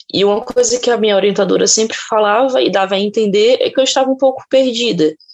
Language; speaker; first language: Portuguese; native; Portuguese